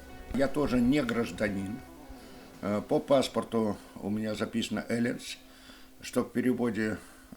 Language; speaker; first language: Russian; native; Russian